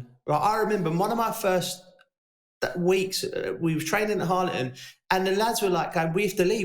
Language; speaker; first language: English; native; English